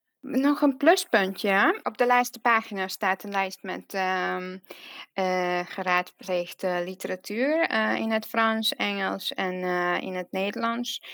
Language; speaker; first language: Dutch; non-native, fluent; Hungarian